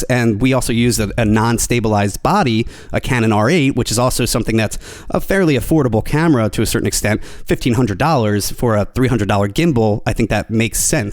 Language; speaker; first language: English; native; English